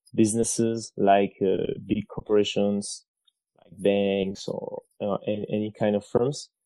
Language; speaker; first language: English; non-native, fluent; French